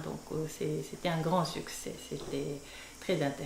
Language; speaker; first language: French; non-native, fluent; Japanese